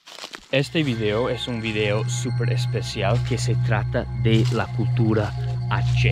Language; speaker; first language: Spanish; non-native, fluent; English